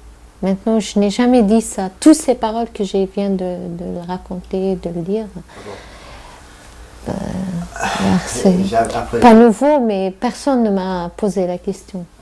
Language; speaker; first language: French; non-native, local second language; Arabic